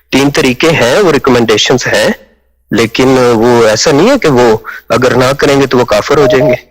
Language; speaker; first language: Urdu; native; Urdu